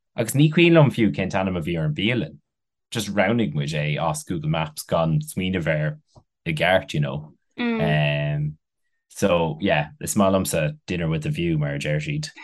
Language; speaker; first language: Irish; non-native, local second language; English